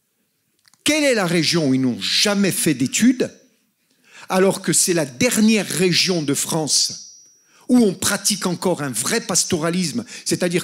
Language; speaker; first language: French; native; French